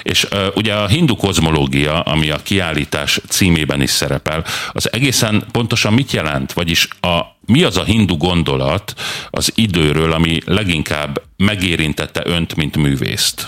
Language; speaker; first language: Hungarian; native; Hungarian